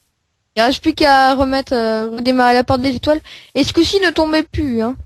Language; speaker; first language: French; native; French